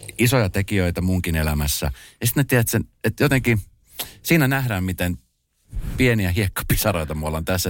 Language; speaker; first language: Finnish; early bilingual, other home language; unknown